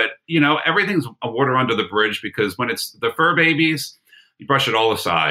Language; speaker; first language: English; native; English